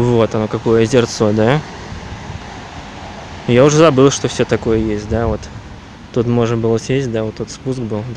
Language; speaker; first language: Russian; native; Russian